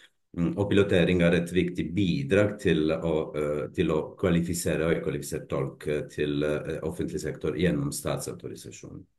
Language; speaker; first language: Norwegian; non-native, fluent; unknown